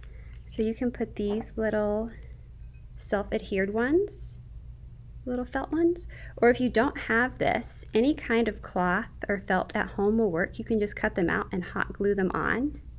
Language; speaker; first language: English; native; English